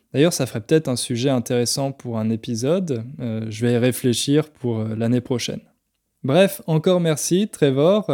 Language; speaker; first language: French; native; French